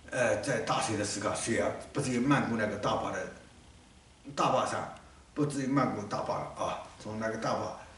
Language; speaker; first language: Chinese; native; Chinese